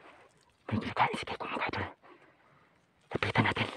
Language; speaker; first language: Filipino; non-native, local second language; Cebuano